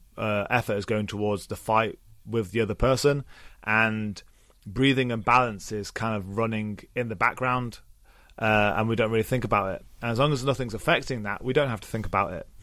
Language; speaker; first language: English; native; English